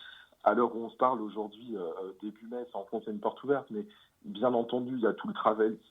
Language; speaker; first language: French; native; French